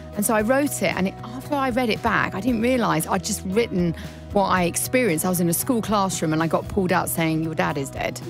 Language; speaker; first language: English; native; English